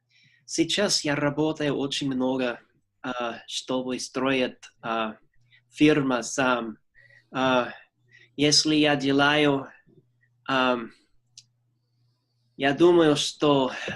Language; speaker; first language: Russian; non-native, learner; English